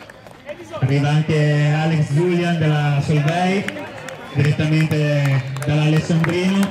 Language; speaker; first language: Italian; native; Italian